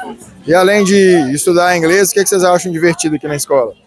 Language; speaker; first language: Portuguese; native; Portuguese